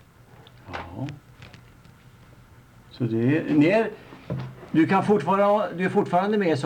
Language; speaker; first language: Swedish; native; Swedish